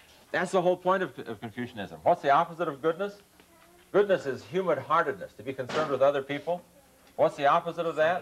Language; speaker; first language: English; native; English